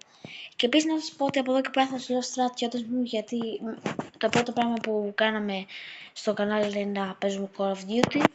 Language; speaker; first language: Greek; native; Greek